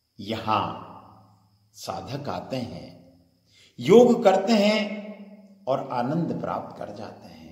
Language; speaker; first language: Hindi; native; Hindi